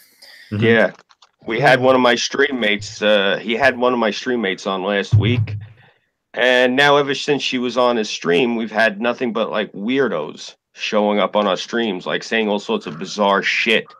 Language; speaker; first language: English; native; English